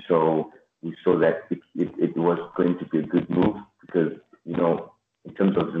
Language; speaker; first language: English; non-native, local second language; Shona